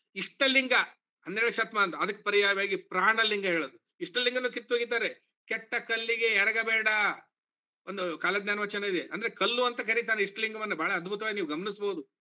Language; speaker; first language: Kannada; native; Kannada